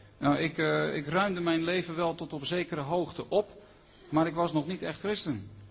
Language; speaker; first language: Dutch; native; Dutch